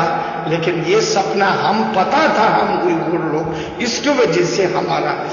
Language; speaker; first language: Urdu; non-native, learner; Uyghur